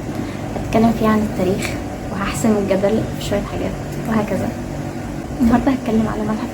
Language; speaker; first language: Arabic; native; Arabic